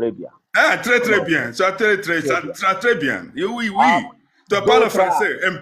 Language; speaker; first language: French; non-native, learner; Igbo